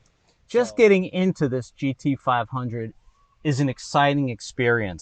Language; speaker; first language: English; native; English